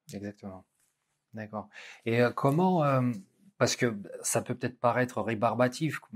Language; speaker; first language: French; non-native, fluent; Russian